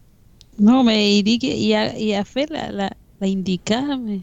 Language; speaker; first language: French; non-native, fluent; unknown